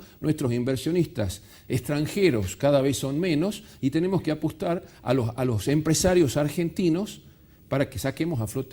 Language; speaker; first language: Spanish; native; Spanish